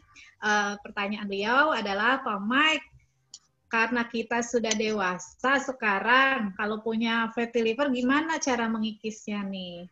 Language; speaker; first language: Indonesian; native; Indonesian